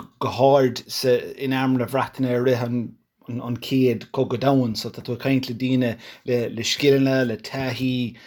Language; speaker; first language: Irish; non-native, local second language; English